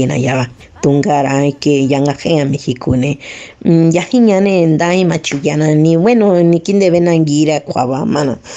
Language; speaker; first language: Spanish; early bilingual, other home language; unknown